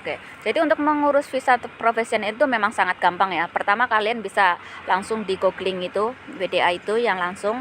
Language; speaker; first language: Indonesian; native; Indonesian